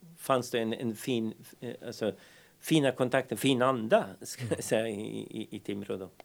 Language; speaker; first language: Swedish; non-native, fluent; Bosnian